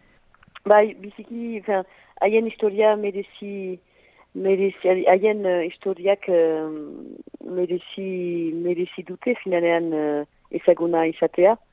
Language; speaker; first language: Basque; non-native, local second language; French